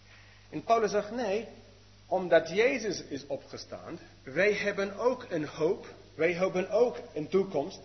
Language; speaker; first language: Dutch; non-native, fluent; English